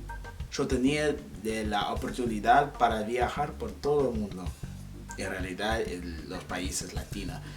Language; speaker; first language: Spanish; non-native, fluent; English